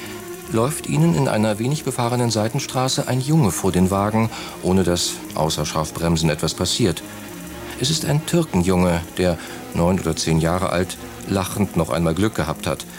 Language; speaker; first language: German; native; German